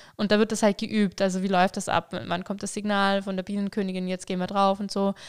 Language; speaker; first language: German; native; German